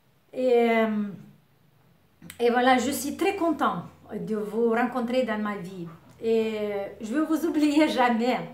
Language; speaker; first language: French; non-native, learner; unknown